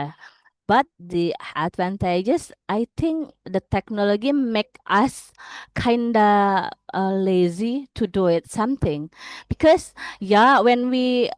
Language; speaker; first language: English; non-native, learner; Indonesian